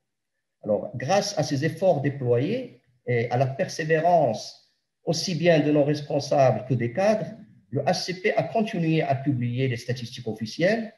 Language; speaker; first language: French; non-native, local second language; Arabic